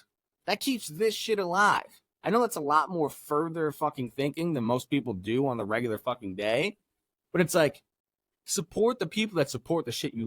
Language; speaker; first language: English; native; English